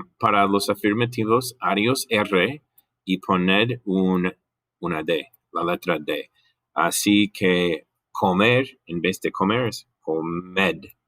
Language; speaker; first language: Spanish; non-native, fluent; English